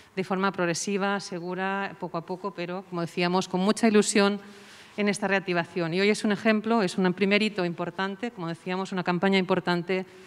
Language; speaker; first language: Spanish; non-native, local second language; Catalan